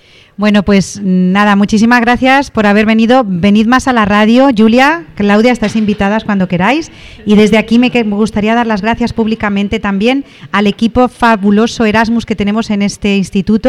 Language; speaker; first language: Spanish; native; Spanish